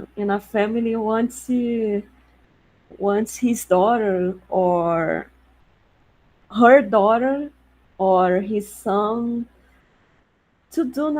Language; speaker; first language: English; non-native, learner; Portuguese